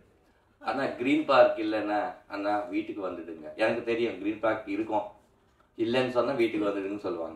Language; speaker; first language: Tamil; non-native, learner; Telugu